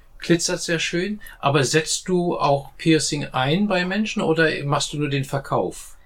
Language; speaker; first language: German; native; German